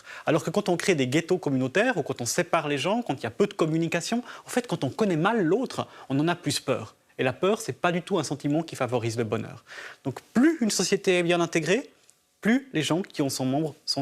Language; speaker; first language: French; native; French